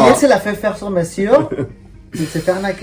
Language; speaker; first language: French; non-native, fluent; Spanish